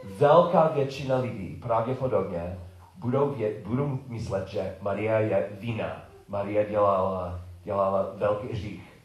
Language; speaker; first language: Czech; non-native, learner; English